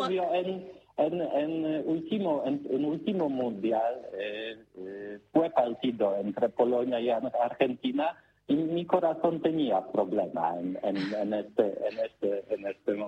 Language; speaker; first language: Spanish; non-native, learner; Polish